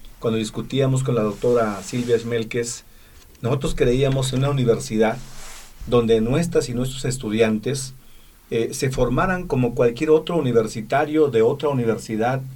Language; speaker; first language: Spanish; non-native, local second language; Tzeltal